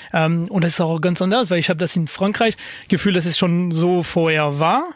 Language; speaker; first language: German; non-native, fluent; French